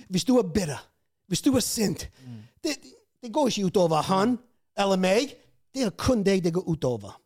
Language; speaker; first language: Norwegian; non-native, fluent; English